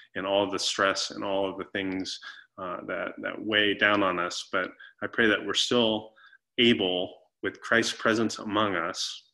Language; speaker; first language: English; native; English